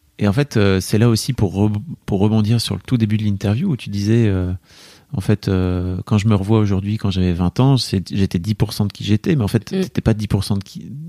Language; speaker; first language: French; native; French